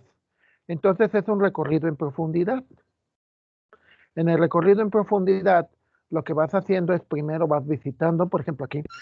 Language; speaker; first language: Spanish; native; Spanish